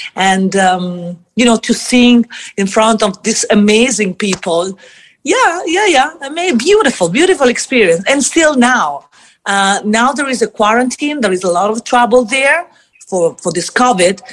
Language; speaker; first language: English; non-native, fluent; Italian